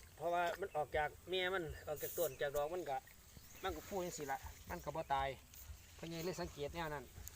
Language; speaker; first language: Thai; native; Thai